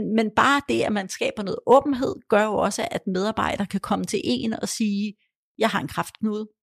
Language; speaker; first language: Danish; early bilingual, other home language; Polish